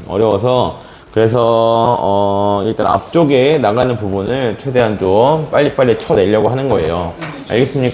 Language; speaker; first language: Korean; native; Korean